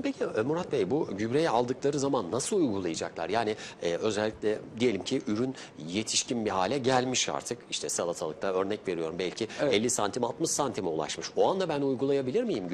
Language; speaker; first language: Turkish; native; Turkish